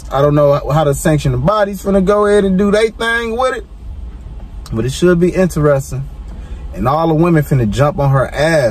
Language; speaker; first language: English; native; English